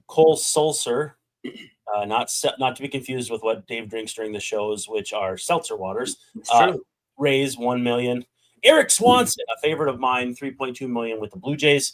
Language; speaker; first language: English; native; English